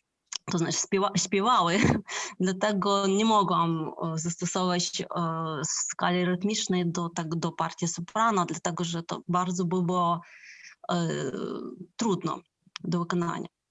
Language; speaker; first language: Polish; non-native, fluent; Ukrainian